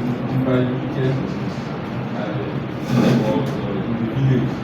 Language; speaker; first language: English; non-native, learner; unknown